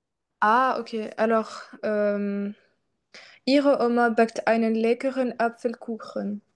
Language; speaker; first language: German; non-native, learner; French